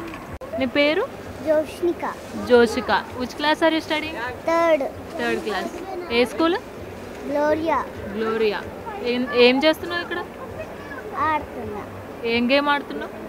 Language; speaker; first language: Telugu; native; Telugu